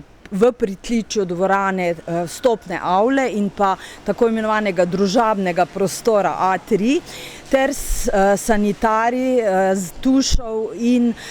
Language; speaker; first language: Slovenian; native; Slovenian